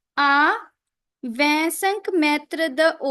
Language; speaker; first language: French; non-native, fluent; Punjabi